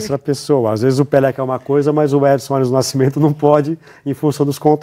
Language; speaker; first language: Portuguese; native; Portuguese